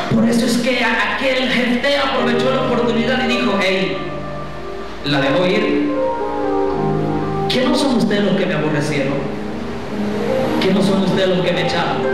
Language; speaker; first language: Spanish; native; Spanish